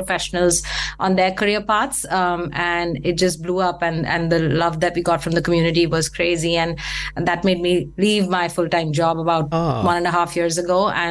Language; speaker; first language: English; non-native, local second language; Hindi